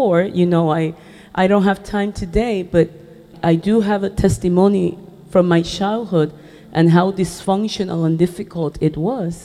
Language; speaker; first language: English; non-native, fluent; Spanish